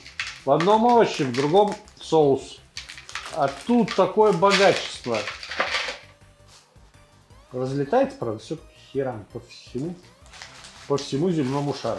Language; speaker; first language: Russian; native; Russian